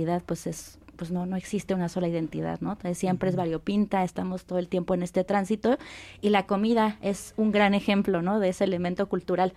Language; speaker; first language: Spanish; native; Spanish